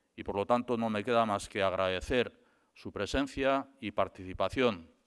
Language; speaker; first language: Spanish; native; Spanish